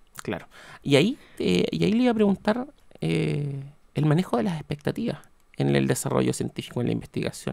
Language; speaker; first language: Spanish; native; Spanish